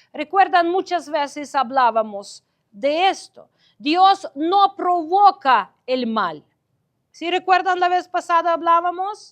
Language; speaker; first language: Spanish; non-native, fluent; Ukrainian